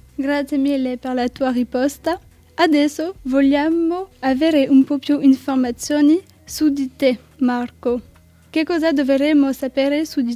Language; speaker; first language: Italian; non-native, learner; French